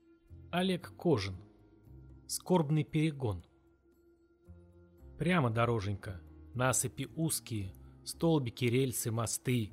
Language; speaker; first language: Russian; native; Russian